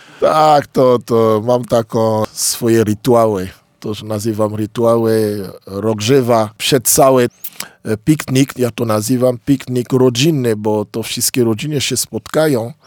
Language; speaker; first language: Polish; non-native, fluent; Lingala